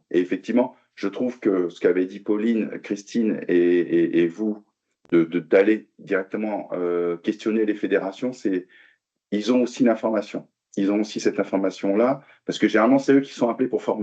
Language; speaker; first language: French; native; French